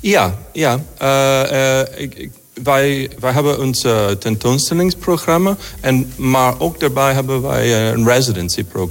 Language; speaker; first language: Dutch; non-native, fluent; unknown